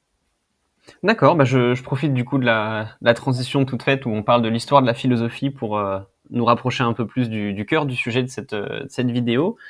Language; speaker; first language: French; native; French